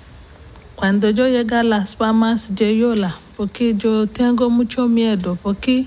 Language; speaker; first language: Spanish; non-native, learner; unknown